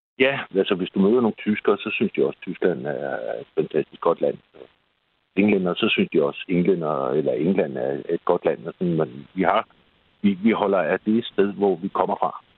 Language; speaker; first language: Danish; native; Danish